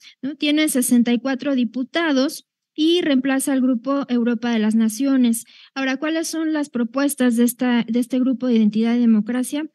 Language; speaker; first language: Spanish; native; Spanish